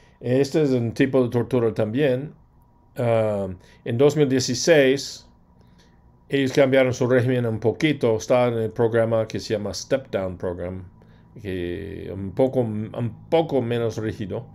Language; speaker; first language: Spanish; non-native, fluent; English